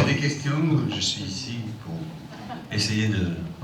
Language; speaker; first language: French; non-native, fluent; English